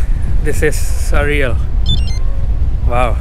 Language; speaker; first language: English; native; English